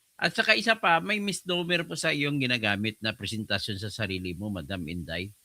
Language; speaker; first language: Filipino; non-native, local second language; Hiligaynon